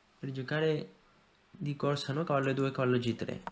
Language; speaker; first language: Italian; non-native, fluent; Spanish